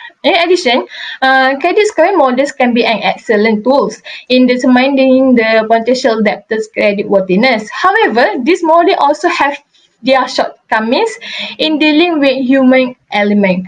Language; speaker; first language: English; non-native, local second language; Malay